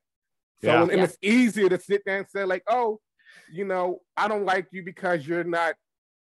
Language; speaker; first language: English; native; English